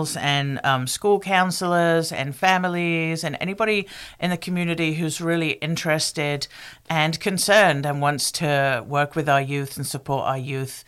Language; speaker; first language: English; native; English